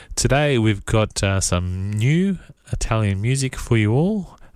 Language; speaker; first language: English; native; English